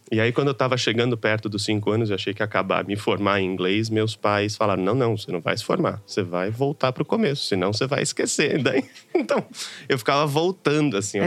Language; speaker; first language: Portuguese; native; Portuguese